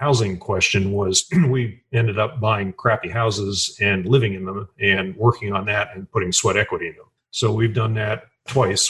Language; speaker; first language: English; native; English